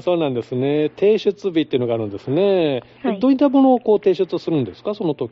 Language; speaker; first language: Japanese; native; Japanese